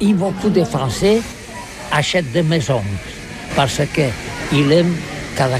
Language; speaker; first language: French; non-native, learner; Catalan